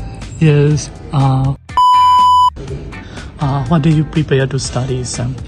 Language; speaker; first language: English; non-native, learner; Burmese